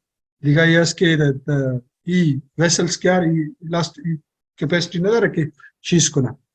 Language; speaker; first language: Persian; non-native, local second language; Pashto